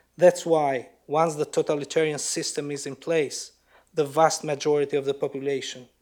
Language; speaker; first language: English; non-native, fluent; Albanian